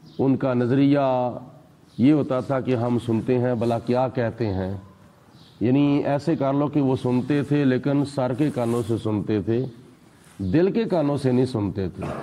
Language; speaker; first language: Urdu; non-native, local second language; Punjabi